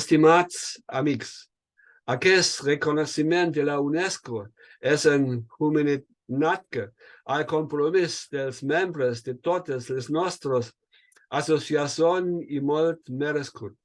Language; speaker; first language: Catalan; non-native, learner; German